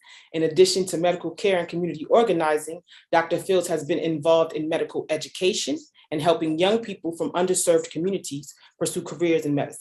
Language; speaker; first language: English; native; English